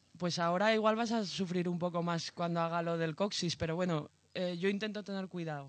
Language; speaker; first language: Spanish; native; Spanish